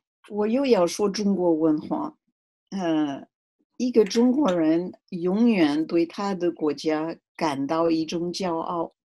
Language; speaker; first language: Chinese; non-native, fluent; French